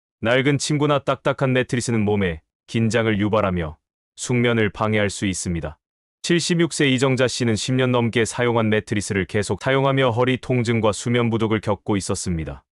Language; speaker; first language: Korean; native; Korean